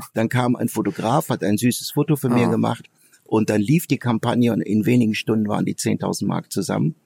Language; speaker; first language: German; early bilingual, other home language; Turkish